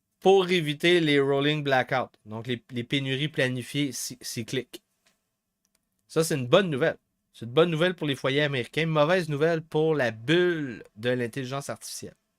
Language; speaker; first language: French; native; French